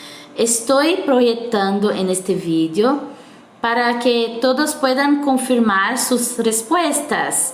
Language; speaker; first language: Spanish; non-native, fluent; Portuguese